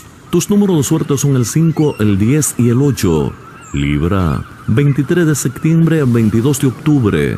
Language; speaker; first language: Spanish; native; Spanish